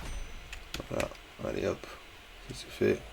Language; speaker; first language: French; native; French